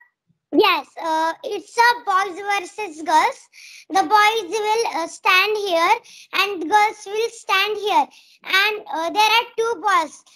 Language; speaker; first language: English; non-native, learner; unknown